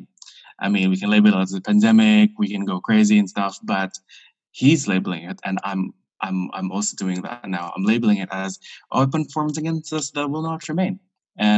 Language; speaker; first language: English; non-native, local second language; Filipino